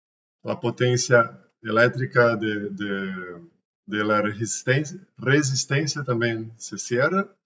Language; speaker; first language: Spanish; non-native, learner; Portuguese